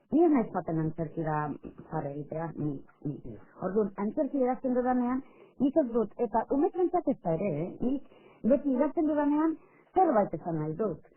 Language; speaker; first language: Basque; non-native, local second language; Spanish